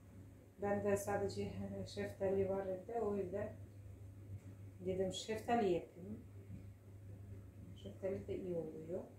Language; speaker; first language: Turkish; non-native, fluent; Russian